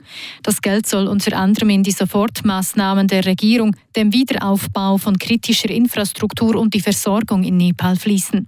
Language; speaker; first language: German; native; German